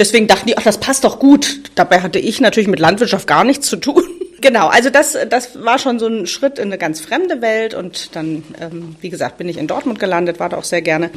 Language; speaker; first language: German; native; German